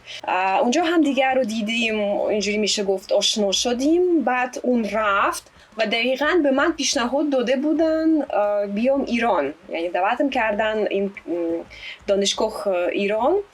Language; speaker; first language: Persian; non-native, fluent; Russian